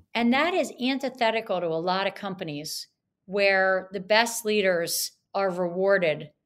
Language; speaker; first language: English; native; English